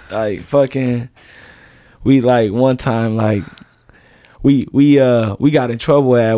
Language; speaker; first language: English; early bilingual, other home language; Rundi